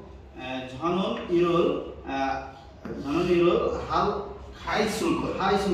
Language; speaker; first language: Korean; non-native, learner; Bangla